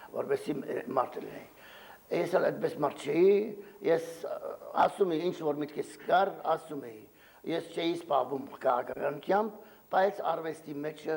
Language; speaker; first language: Armenian; early bilingual, heritage; Armenian